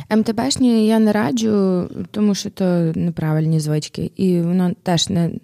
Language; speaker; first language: Ukrainian; native; Ukrainian